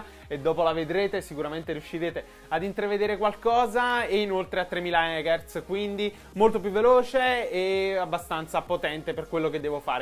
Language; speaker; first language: Italian; native; Italian